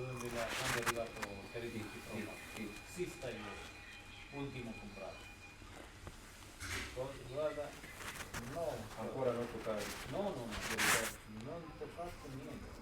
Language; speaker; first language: Italian; non-native, learner; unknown